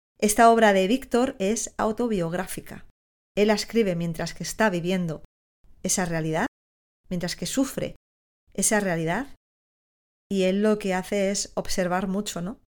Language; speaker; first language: Spanish; native; Spanish